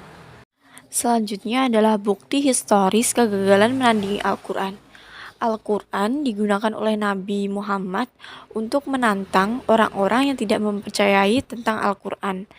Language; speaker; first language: Indonesian; native; Indonesian